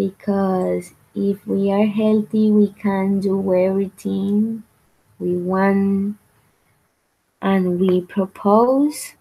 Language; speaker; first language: English; non-native, learner; Spanish